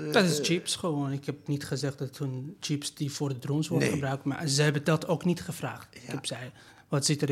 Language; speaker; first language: Dutch; non-native, learner; Persian